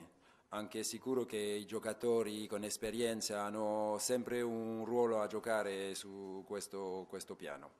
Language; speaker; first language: Italian; non-native, fluent; French